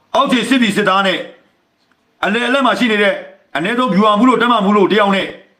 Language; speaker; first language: Burmese; native; Burmese